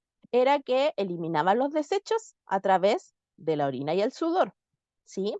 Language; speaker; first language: Spanish; native; Spanish